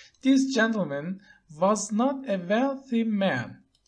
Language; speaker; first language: English; non-native, fluent; Turkish